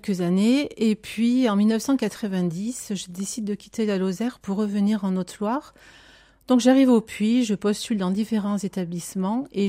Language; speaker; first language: French; native; French